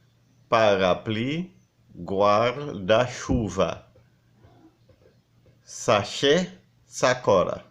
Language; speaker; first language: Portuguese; non-native, learner; Haitian Creole